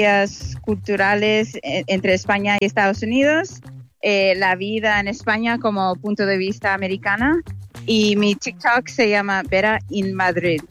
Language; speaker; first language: Spanish; non-native, fluent; English